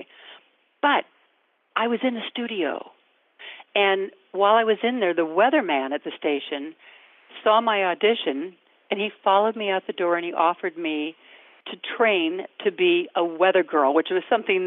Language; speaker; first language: English; native; English